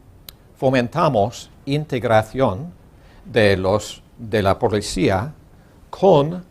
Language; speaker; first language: Spanish; non-native, learner; English